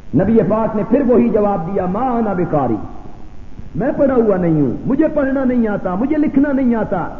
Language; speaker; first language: Urdu; non-native, local second language; Punjabi